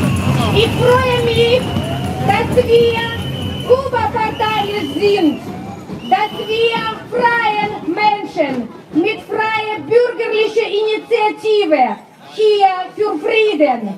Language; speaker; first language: German; non-native, fluent; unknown